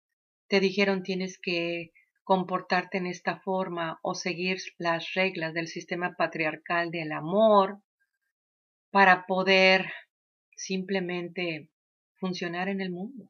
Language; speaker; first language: Spanish; native; Spanish